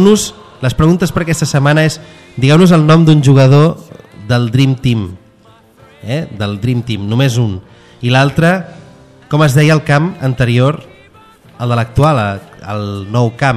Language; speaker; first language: Catalan; native; Catalan